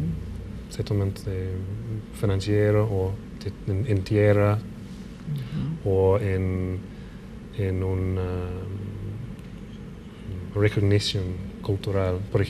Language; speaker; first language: Spanish; non-native, fluent; English